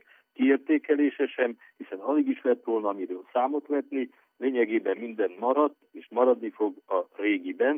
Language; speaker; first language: Hungarian; native; Hungarian